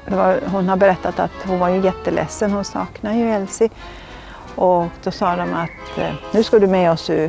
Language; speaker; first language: Swedish; native; Swedish